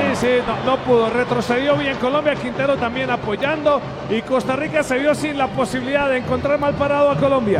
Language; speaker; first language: Spanish; native; Spanish